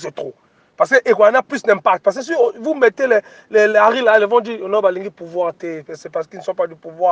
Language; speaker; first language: French; non-native, local second language; Lingala